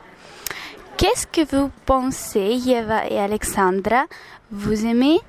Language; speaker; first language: French; non-native, learner; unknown